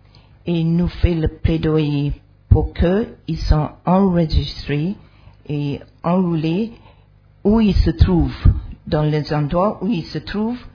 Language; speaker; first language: French; non-native, fluent; English